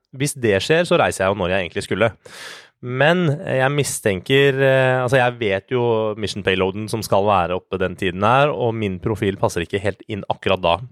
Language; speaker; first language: Norwegian; early bilingual, other home language; Persian